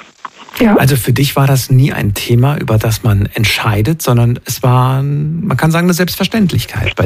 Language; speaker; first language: German; native; German